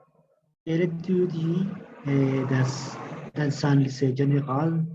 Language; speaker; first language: French; non-native, learner; Spanish